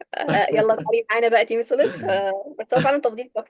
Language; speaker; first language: Arabic; native; Arabic